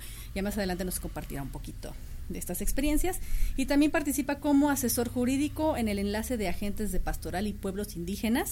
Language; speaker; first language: Spanish; native; Spanish